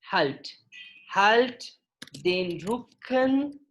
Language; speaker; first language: German; non-native, fluent; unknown